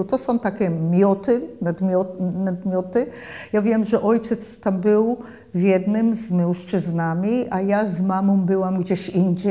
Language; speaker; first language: Polish; early bilingual, heritage; Polish